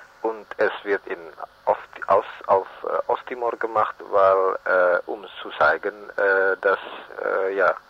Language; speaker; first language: German; non-native, learner; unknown